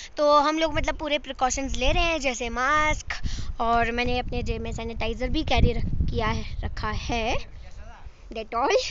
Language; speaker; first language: Hindi; non-native, local second language; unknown